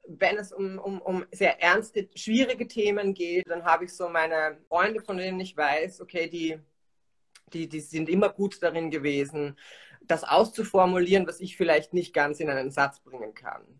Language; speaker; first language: German; native; German